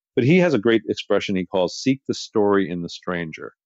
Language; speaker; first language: English; native; English